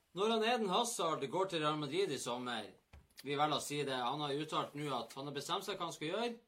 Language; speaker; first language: Norwegian; native; Norwegian